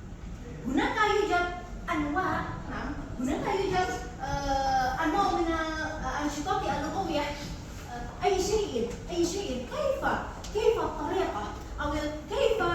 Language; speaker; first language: Arabic; non-native, learner; Indonesian